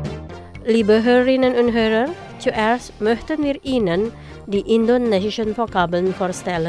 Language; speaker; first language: German; non-native, learner; Indonesian